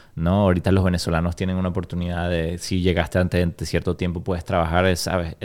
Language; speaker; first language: Spanish; native; Spanish